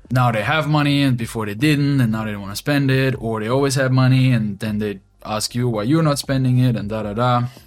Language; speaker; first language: English; non-native, fluent; German